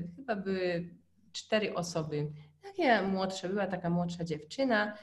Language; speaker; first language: Polish; non-native, fluent; Hungarian